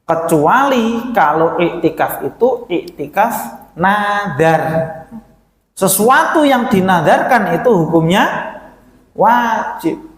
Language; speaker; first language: Indonesian; non-native, local second language; Javanese